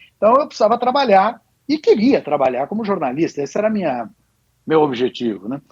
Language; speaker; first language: Portuguese; native; Portuguese